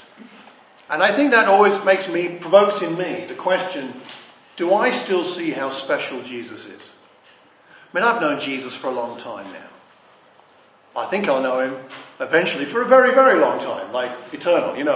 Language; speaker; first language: English; native; English